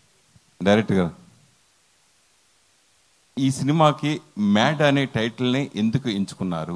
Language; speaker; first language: Telugu; native; Telugu